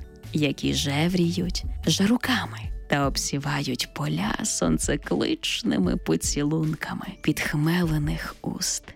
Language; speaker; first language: Ukrainian; native; Ukrainian